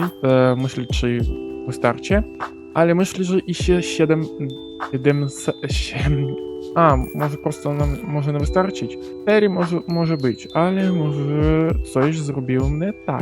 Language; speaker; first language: Polish; non-native, learner; Ukrainian